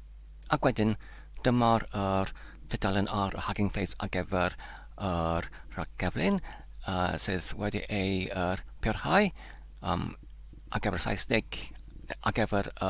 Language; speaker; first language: Welsh; non-native, learner; Polish